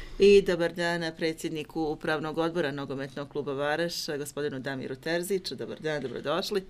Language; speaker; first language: Croatian; native; Croatian